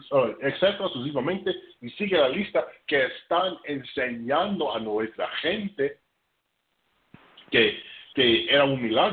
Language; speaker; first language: Spanish; non-native, fluent; English